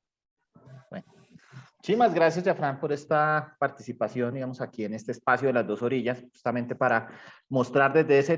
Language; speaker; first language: Spanish; native; Spanish